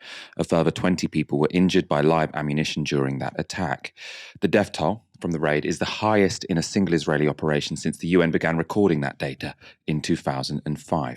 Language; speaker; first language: English; native; English